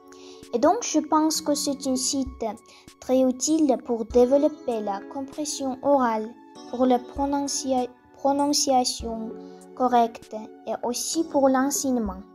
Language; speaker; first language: French; non-native, fluent; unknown